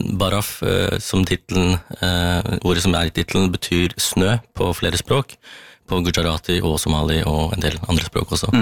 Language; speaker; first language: Norwegian; early bilingual, other home language; Tamil